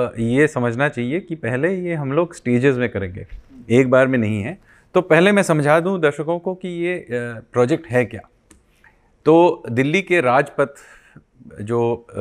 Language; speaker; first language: Hindi; non-native, local second language; Bangla